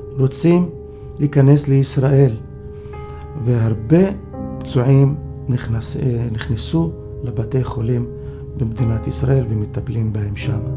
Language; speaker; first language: Hebrew; non-native, local second language; Arabic